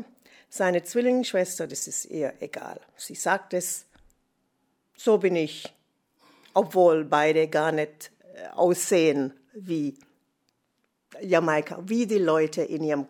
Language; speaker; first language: German; non-native, fluent; English